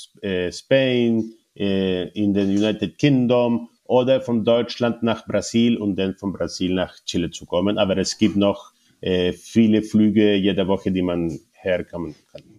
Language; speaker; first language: German; non-native, learner; Spanish